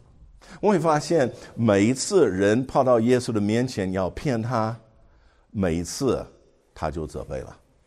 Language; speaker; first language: Chinese; non-native, fluent; English